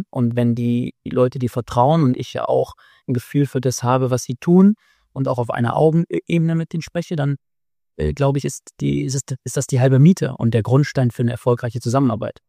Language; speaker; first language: German; native; German